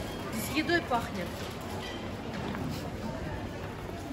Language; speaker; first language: Russian; native; Russian